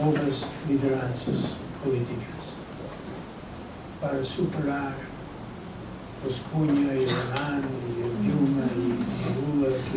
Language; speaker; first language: Portuguese; non-native, fluent; Spanish